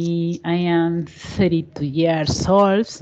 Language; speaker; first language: English; non-native, learner; Spanish